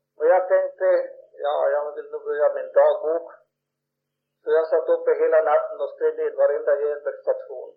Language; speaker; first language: Swedish; early bilingual, heritage; Swedish